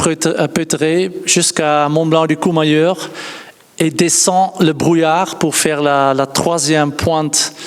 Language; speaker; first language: French; non-native, learner; Dutch